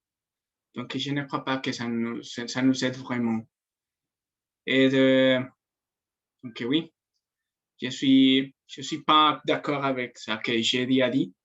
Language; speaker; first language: French; non-native, fluent; Spanish